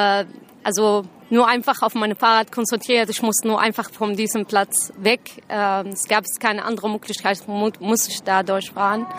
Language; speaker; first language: German; non-native, learner; Arabic